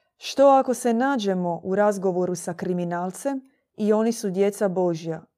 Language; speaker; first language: Croatian; native; Croatian